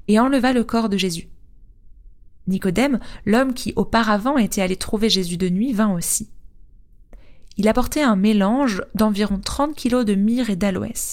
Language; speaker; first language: French; native; French